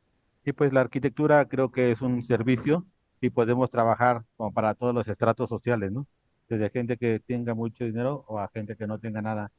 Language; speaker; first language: Spanish; native; Spanish